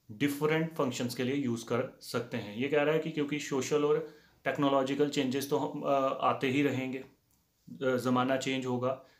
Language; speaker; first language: Hindi; native; Hindi